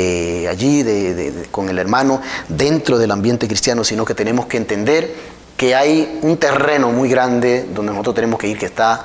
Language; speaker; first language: Spanish; native; Spanish